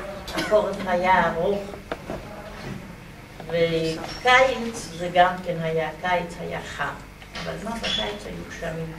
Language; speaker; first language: Hebrew; non-native, fluent; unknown